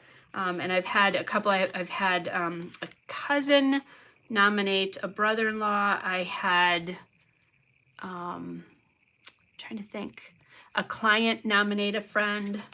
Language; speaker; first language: English; native; English